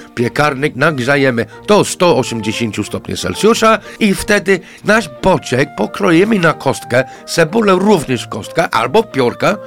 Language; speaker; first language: Polish; non-native, fluent; English